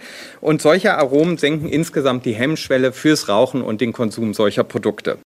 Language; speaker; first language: German; native; German